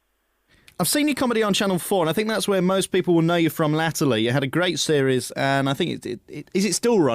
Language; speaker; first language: English; native; English